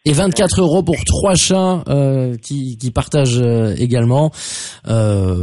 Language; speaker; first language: French; native; French